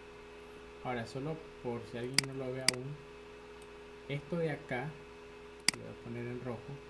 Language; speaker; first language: Spanish; native; Spanish